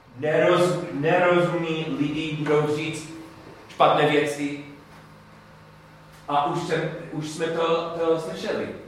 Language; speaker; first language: Czech; non-native, learner; English